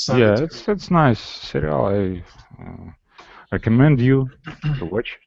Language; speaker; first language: English; non-native, learner; Russian